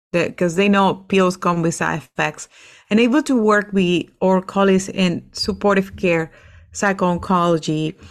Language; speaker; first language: English; non-native, fluent; Spanish